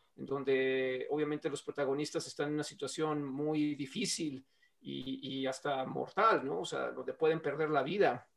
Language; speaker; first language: Spanish; native; Spanish